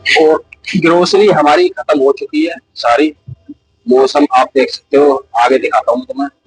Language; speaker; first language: Hindi; native; Hindi